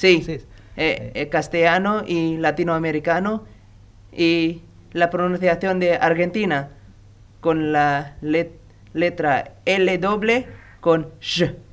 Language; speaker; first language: Spanish; non-native, learner; Indonesian